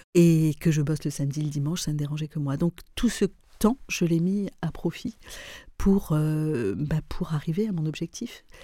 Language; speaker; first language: French; non-native, local second language; Arabic